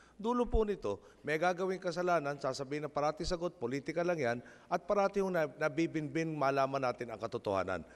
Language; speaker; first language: Filipino; native; Filipino